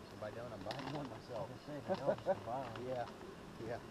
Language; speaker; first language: English; native; English